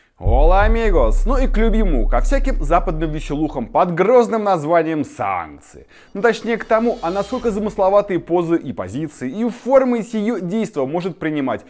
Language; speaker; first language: Russian; native; Russian